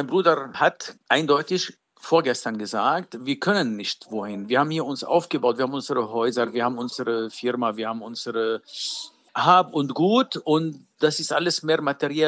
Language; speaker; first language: German; early bilingual, other home language; Arabic